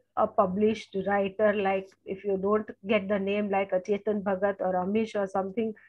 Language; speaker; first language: English; non-native, local second language; Gujarati